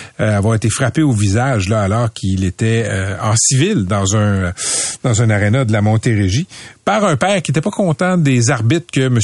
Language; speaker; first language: French; native; French